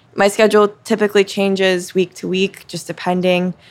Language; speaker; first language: English; native; English